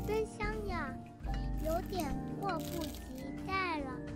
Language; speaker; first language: Chinese; native; Chinese